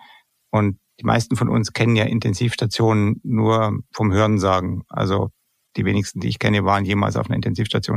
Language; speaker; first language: German; native; German